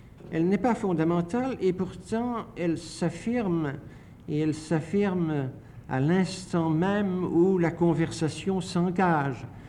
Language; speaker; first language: French; native; French